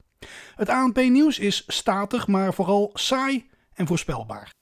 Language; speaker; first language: Dutch; native; Dutch